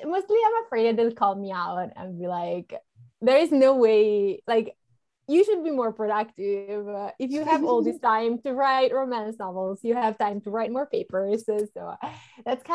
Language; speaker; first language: English; non-native, fluent; Italian